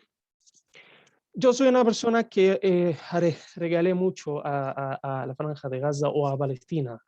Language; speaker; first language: Spanish; non-native, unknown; Arabic